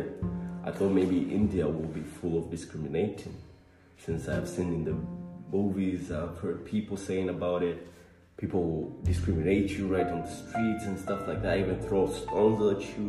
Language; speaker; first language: English; non-native, local second language; Swahili